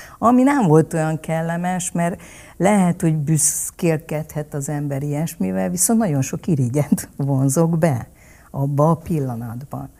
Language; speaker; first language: Hungarian; early bilingual, other home language; Vietnamese